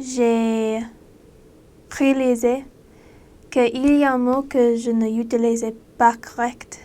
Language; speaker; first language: French; non-native, learner; English